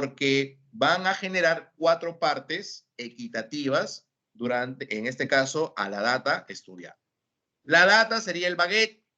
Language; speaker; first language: Spanish; native; Spanish